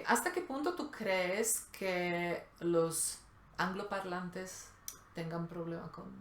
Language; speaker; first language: Spanish; non-native, fluent; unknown